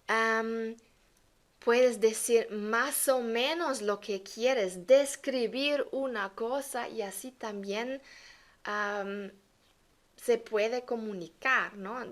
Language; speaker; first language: Spanish; non-native, fluent; German